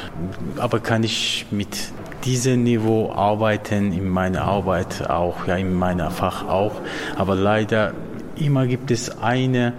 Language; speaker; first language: German; non-native, learner; Persian